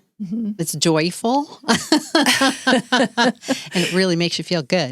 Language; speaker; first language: English; native; English